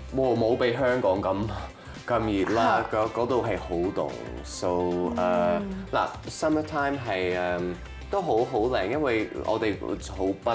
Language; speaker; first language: Cantonese; non-native, local second language; French